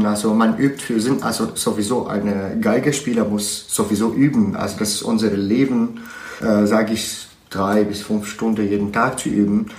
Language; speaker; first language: German; non-native, learner; Arabic